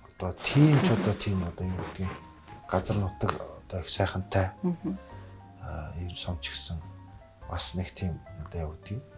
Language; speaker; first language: Mongolian; native; Mongolian